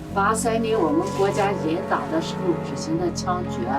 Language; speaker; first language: Chinese; native; Chinese